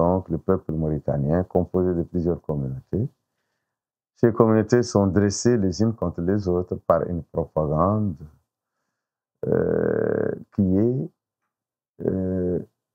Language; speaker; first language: French; non-native, local second language; Arabic